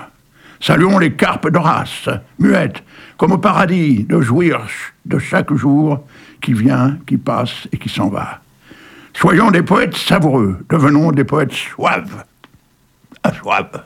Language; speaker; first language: French; native; French